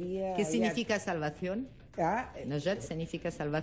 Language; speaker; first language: Spanish; non-native, learner; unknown